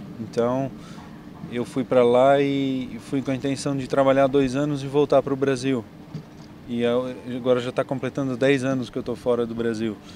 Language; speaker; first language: Portuguese; native; Portuguese